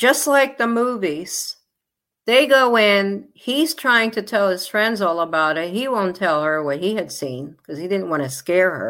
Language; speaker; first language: English; non-native, local second language; Filipino